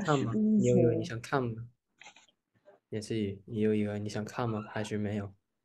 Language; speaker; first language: Chinese; early bilingual, heritage; English